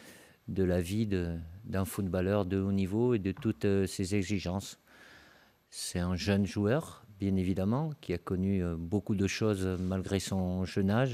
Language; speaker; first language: French; native; French